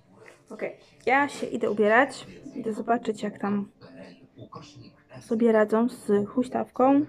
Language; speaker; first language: Polish; native; Polish